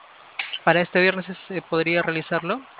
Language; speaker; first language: Spanish; native; Spanish